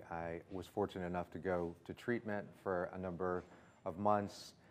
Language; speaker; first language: English; native; English